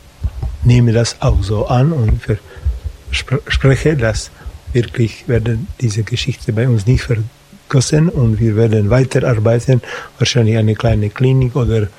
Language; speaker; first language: German; non-native, fluent; Slovak